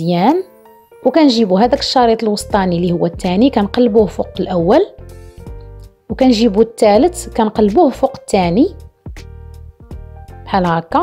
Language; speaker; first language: Arabic; native; Arabic